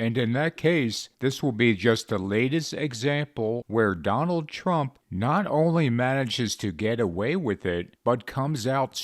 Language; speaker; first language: English; native; English